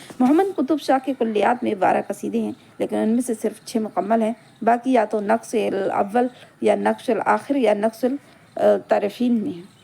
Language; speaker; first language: Urdu; native; Urdu